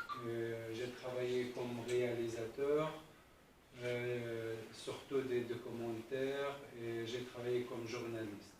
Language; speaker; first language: French; non-native, fluent; Arabic